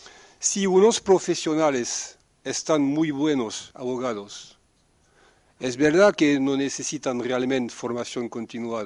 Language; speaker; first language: Spanish; non-native, fluent; French